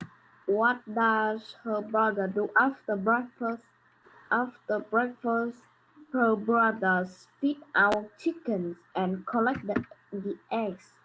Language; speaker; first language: English; non-native, learner; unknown